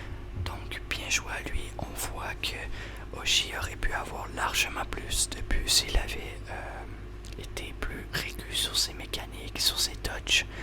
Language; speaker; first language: French; native; French